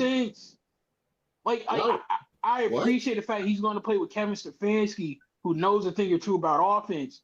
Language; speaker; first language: English; native; English